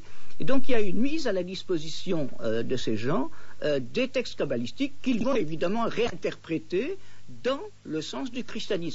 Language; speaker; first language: French; native; French